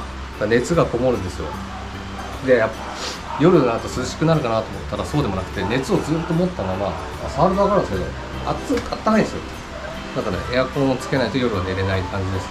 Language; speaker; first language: Japanese; native; Japanese